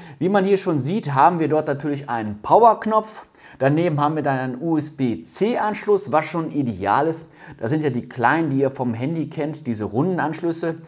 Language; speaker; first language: German; native; German